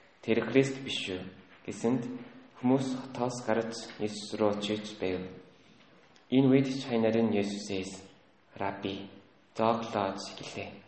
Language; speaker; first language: Mongolian; native; Mongolian